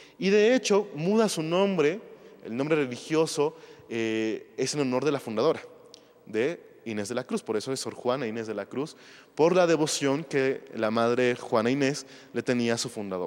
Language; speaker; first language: Spanish; native; Spanish